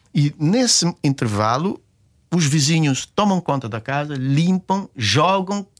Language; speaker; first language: Portuguese; non-native, local second language; Kabuverdianu